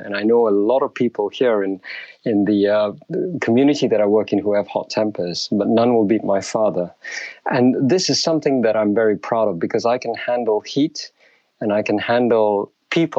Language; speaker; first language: English; native; English